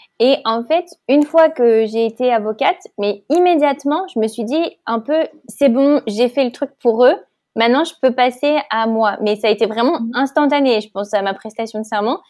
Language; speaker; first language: French; native; French